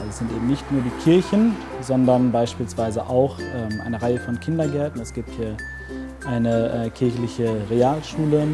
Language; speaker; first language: German; native; German